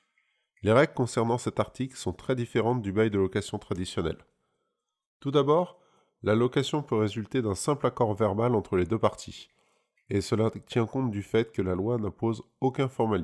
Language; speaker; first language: French; native; French